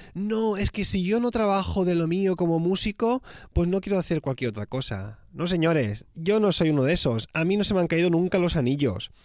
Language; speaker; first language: Spanish; native; Spanish